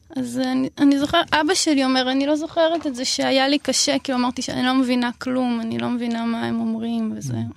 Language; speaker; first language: Hebrew; early bilingual, other home language; Russian